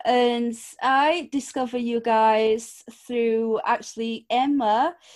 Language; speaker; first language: English; non-native, fluent; Portuguese